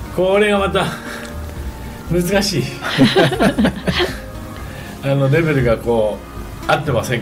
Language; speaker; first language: Japanese; native; Japanese